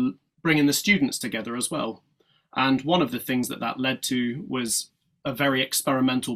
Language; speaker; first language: English; native; English